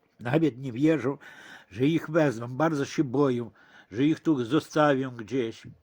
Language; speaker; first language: Polish; early bilingual, heritage; Polish